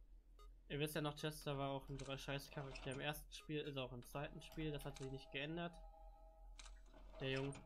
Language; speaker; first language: German; native; German